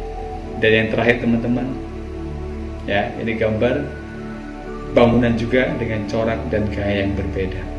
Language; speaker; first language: Indonesian; native; Indonesian